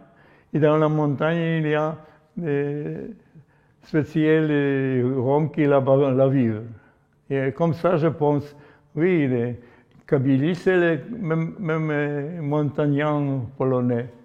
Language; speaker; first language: French; non-native, learner; Polish